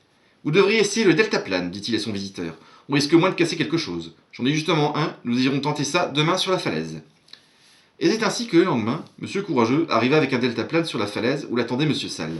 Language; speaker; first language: French; native; French